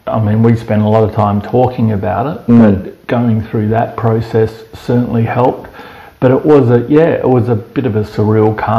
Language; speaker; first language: English; native; English